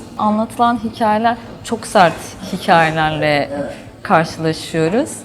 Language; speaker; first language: Turkish; early bilingual, heritage; Turkish